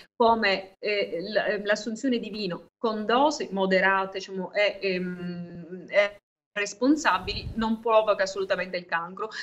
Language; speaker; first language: Italian; native; Italian